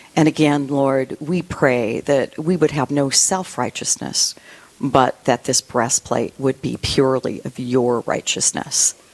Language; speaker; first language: English; native; English